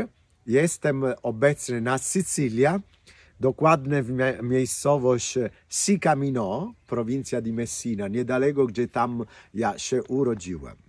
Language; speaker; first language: Polish; non-native, fluent; Italian